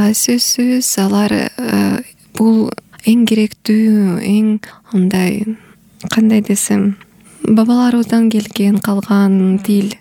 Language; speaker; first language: Kyrgyz; non-native, local second language; Russian